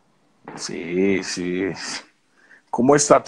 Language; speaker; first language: Spanish; non-native, learner; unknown